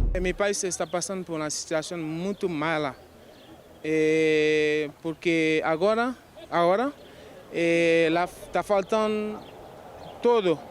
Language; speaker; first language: Spanish; non-native, fluent; Haitian Creole